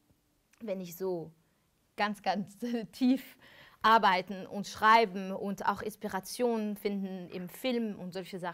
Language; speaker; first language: German; non-native, fluent; French